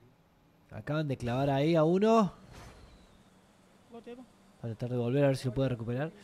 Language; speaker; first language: Spanish; native; Spanish